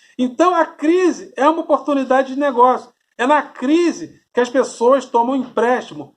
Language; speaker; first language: Portuguese; native; Portuguese